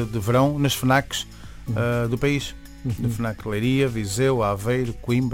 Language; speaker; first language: Portuguese; native; Portuguese